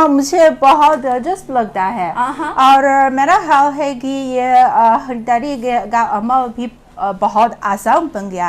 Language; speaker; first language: Urdu; non-native, fluent; Chinese